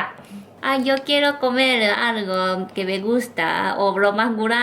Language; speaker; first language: Spanish; non-native, learner; Japanese